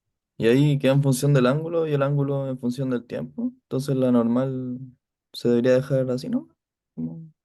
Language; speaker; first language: Spanish; native; Spanish